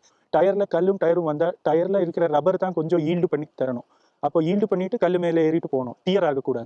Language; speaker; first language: Tamil; native; Tamil